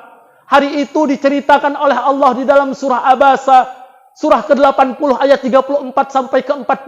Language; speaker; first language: Indonesian; native; Indonesian